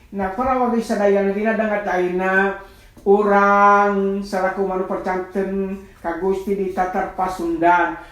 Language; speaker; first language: Sundanese; non-native, local second language; Nias